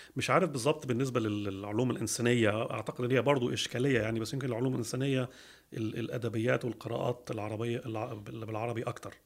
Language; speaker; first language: Arabic; early bilingual, heritage; Arabic